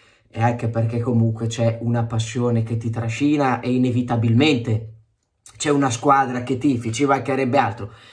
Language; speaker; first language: Italian; native; Italian